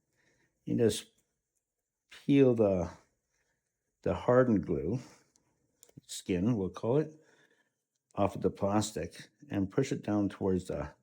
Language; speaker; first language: English; native; English